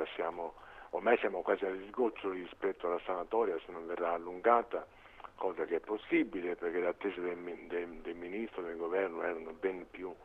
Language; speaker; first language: Italian; native; Italian